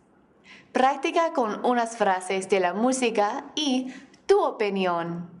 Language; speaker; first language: Spanish; non-native, fluent; English